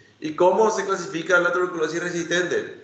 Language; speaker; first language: Spanish; native; Spanish